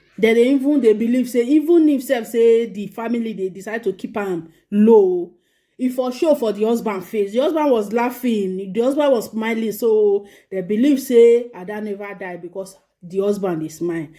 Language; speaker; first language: Nigerian Pidgin; native; Nigerian Pidgin